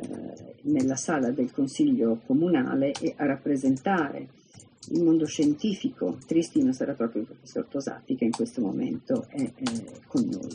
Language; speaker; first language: Italian; native; Italian